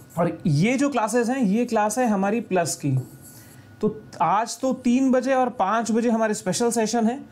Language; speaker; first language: Hindi; native; Hindi